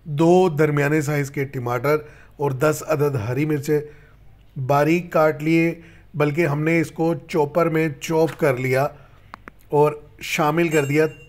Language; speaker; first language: Urdu; native; Urdu